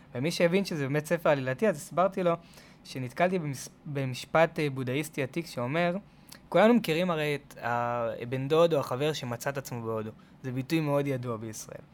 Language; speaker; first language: Hebrew; native; Hebrew